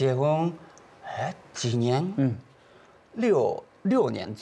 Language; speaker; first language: Chinese; non-native, fluent; Japanese